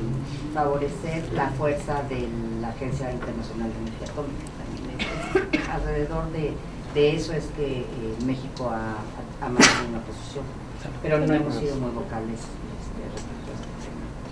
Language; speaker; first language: Spanish; native; Spanish